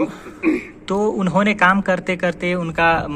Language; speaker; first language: Hindi; native; Hindi